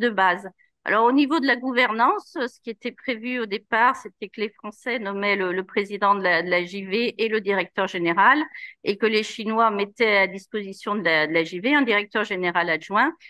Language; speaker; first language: French; native; French